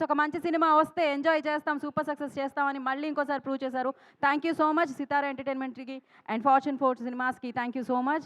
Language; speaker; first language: Telugu; native; Telugu